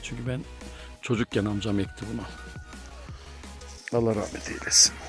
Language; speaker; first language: Turkish; native; Turkish